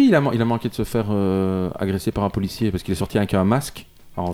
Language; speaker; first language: French; native; French